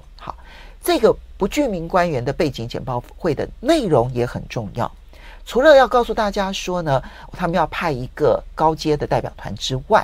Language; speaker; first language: Chinese; native; Chinese